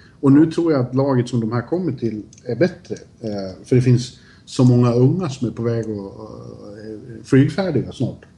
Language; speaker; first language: Swedish; native; Swedish